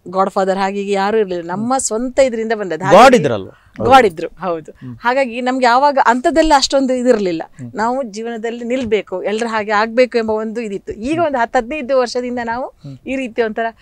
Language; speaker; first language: Kannada; native; Kannada